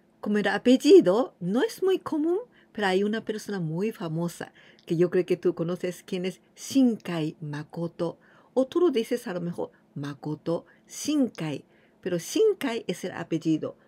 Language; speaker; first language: Spanish; non-native, fluent; Japanese